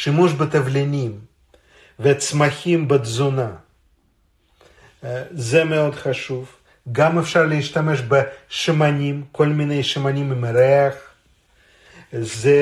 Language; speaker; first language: Hebrew; non-native, fluent; Russian